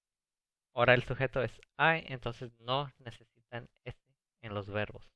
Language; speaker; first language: Spanish; early bilingual, other home language; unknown